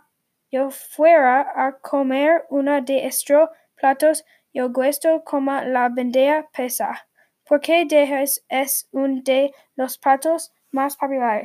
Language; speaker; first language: Spanish; non-native, learner; English